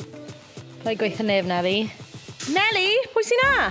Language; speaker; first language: Welsh; native; Welsh